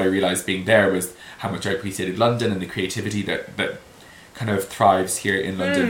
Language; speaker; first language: English; native; English